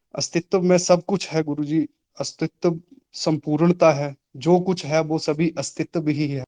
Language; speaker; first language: Hindi; native; Hindi